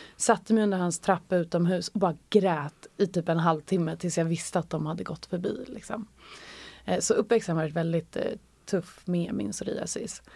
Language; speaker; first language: Swedish; native; Swedish